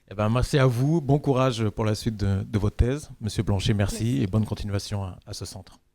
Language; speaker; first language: French; native; French